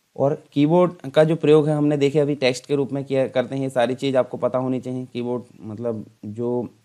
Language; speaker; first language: Hindi; native; Hindi